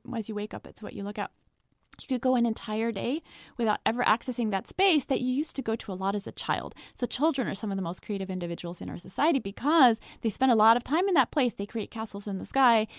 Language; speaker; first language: English; non-native, fluent; French